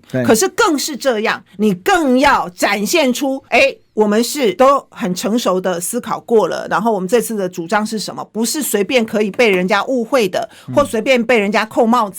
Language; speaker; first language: Chinese; native; Chinese